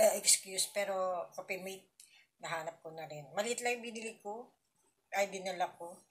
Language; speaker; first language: Filipino; native; Filipino